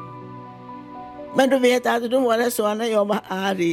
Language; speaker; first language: Swedish; non-native, fluent; Italian